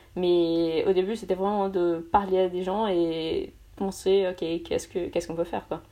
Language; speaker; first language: French; non-native, fluent; Portuguese